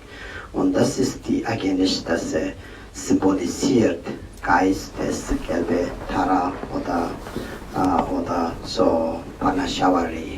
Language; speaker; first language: German; non-native, learner; Tibetan